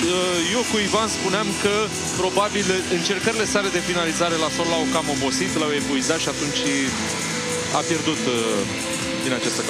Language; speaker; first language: Romanian; native; Romanian